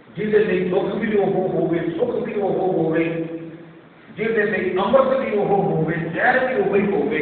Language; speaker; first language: Hindi; non-native, local second language; Punjabi